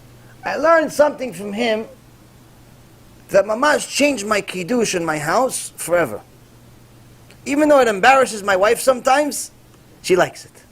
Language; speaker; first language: English; non-native, fluent; Hebrew